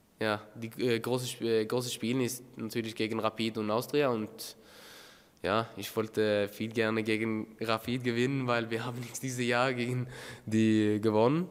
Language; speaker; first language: German; non-native, learner; Norwegian